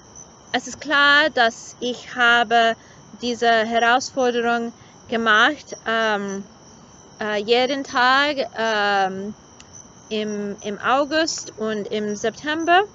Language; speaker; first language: German; non-native, learner; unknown